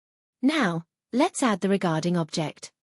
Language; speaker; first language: English; non-native, fluent; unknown